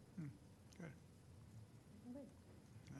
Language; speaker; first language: English; native; English